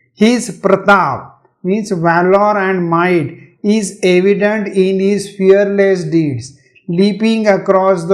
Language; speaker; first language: English; non-native, local second language; Hindi